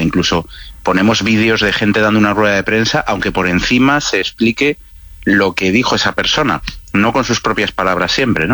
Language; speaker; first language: Spanish; native; Spanish